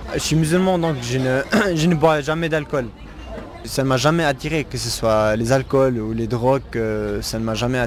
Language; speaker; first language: French; early bilingual, other home language; Kurdish